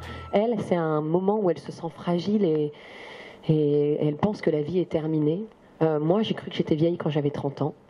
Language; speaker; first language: French; native; French